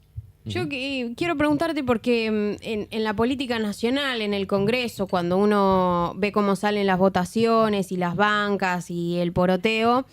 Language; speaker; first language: Spanish; native; Spanish